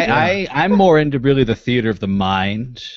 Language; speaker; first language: English; native; English